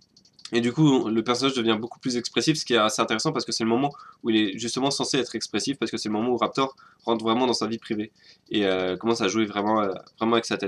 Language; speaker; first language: French; native; French